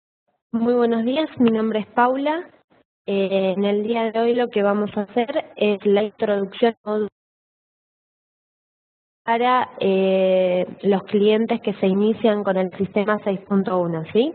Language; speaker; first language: Spanish; native; Spanish